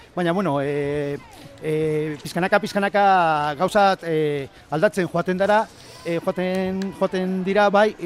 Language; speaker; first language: Basque; non-native, local second language; Spanish